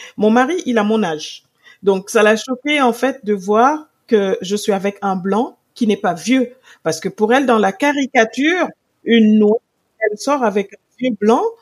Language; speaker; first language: French; non-native, local second language; Wolof